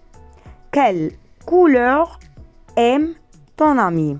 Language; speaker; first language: French; non-native, fluent; Arabic